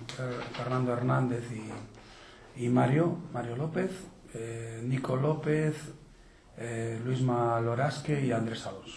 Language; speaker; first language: Spanish; native; Spanish